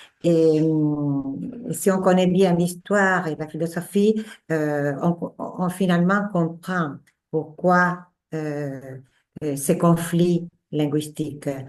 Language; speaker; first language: French; non-native, fluent; Spanish